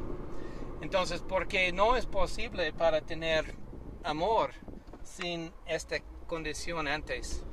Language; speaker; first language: Spanish; non-native, learner; English